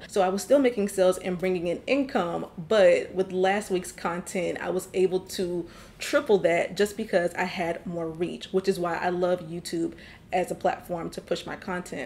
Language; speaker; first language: English; native; English